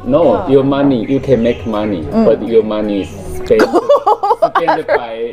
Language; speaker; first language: English; non-native, learner; Chinese